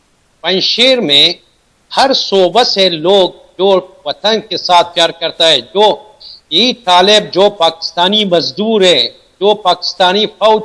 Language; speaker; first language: Hindi; non-native, fluent; Persian